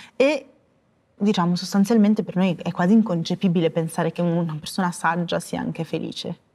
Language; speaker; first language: Italian; native; Italian